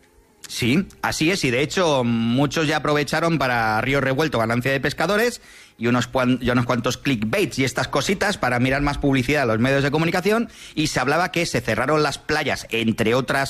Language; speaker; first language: Spanish; native; Spanish